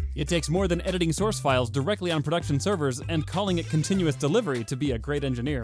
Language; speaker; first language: English; native; English